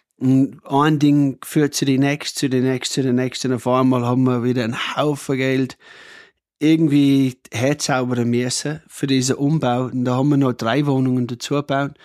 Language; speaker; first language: German; non-native, fluent; English